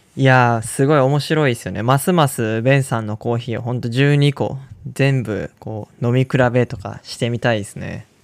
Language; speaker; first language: Japanese; native; Japanese